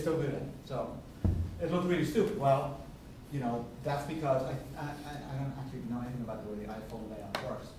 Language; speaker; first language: English; non-native, fluent; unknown